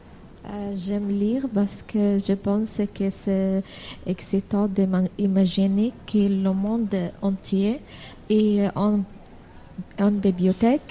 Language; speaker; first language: French; non-native, learner; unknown